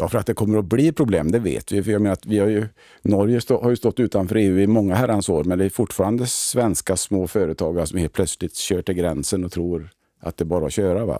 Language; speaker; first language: Swedish; native; Swedish